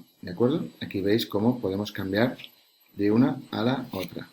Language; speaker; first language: Spanish; native; Spanish